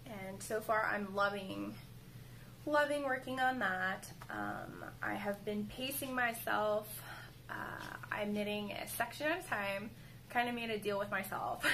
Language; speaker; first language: English; native; English